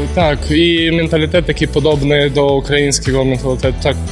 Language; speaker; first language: Polish; non-native, learner; Ukrainian